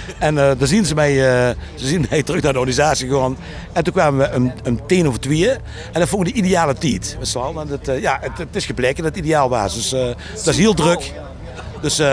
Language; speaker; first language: Dutch; native; Dutch